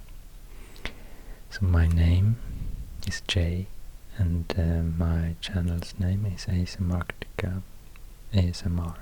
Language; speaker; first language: English; non-native, fluent; Swedish